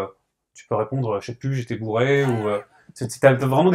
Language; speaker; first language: French; native; French